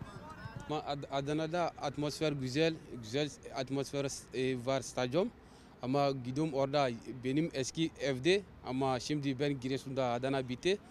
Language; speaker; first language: Turkish; non-native, learner; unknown